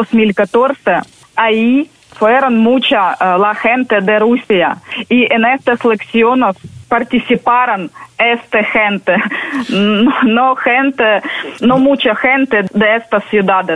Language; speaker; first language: Spanish; non-native, fluent; Ukrainian